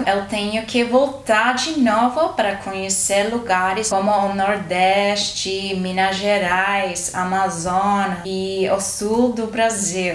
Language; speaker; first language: Portuguese; non-native, learner; English